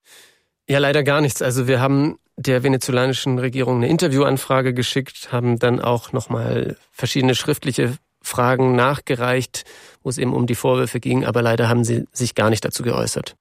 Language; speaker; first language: German; native; German